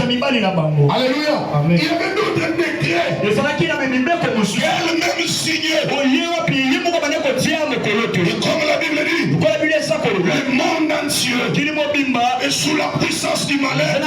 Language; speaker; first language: French; non-native, local second language; Lingala